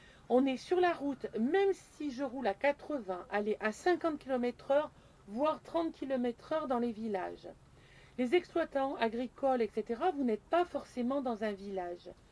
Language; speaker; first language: French; native; French